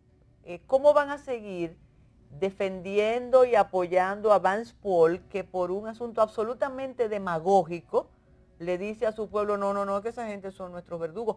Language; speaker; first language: Spanish; native; Spanish